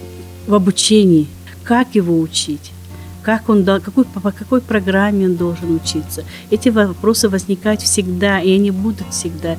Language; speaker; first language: Russian; native; Russian